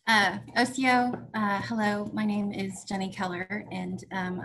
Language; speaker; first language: English; native; English